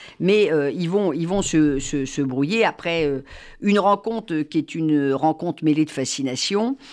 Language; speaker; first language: French; native; French